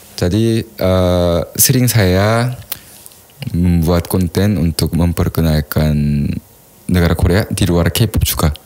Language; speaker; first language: Indonesian; non-native, fluent; Korean